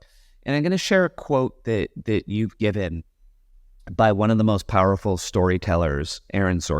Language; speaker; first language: English; native; English